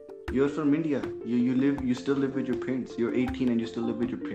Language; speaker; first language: English; early bilingual, other home language; Punjabi